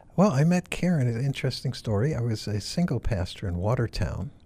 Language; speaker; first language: English; native; English